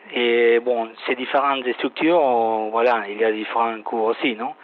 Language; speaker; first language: French; non-native, fluent; Spanish